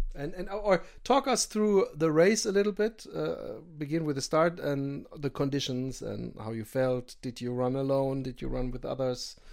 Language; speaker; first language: English; non-native, fluent; German